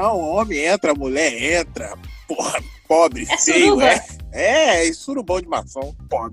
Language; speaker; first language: Portuguese; native; Portuguese